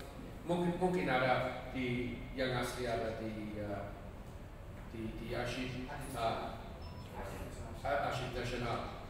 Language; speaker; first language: Indonesian; non-native, fluent; English